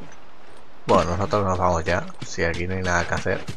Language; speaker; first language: Spanish; native; Spanish